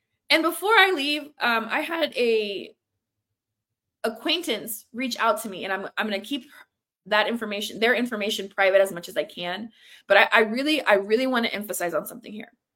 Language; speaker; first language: English; early bilingual, other home language; Spanish